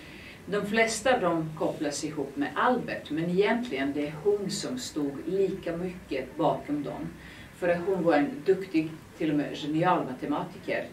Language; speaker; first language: Swedish; non-native, fluent; Serbian